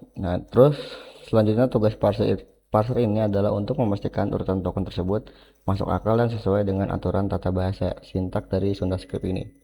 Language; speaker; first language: Indonesian; non-native, local second language; Sundanese